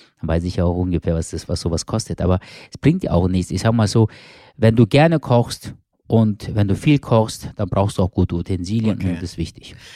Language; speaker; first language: German; early bilingual, other home language; Turkish